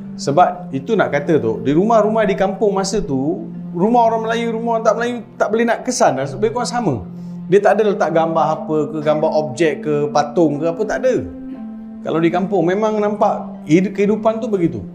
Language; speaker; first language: Malay; non-native, local second language; Tamil